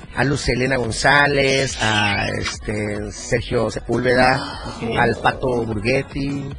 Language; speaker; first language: Spanish; native; Spanish